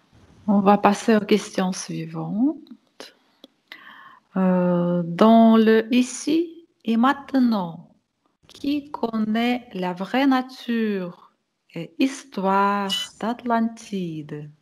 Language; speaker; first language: French; non-native, fluent; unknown